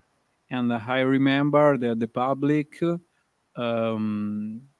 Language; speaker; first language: English; non-native, learner; Italian